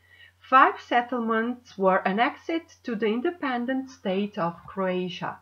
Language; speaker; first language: English; non-native, fluent; Slovenian